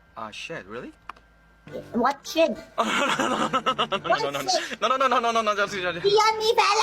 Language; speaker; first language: English; non-native, learner; Korean